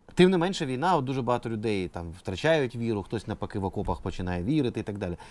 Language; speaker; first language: Ukrainian; native; Ukrainian